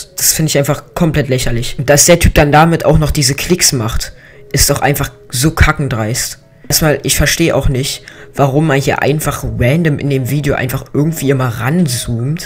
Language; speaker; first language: German; native; German